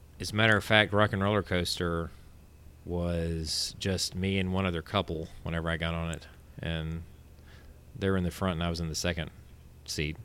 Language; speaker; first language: English; native; English